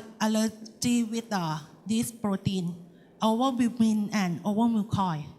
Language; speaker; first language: English; non-native, learner; Thai